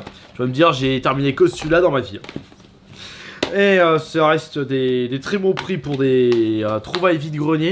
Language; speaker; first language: French; native; French